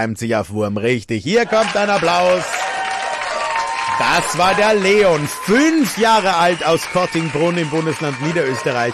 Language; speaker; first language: German; native; German